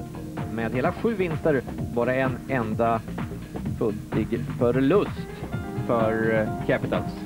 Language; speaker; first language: Swedish; native; Swedish